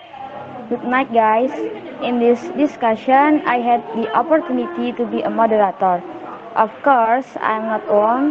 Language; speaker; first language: English; non-native, learner; Indonesian